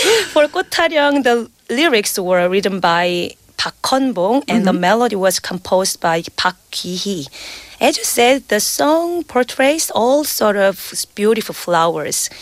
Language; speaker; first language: English; non-native, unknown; Korean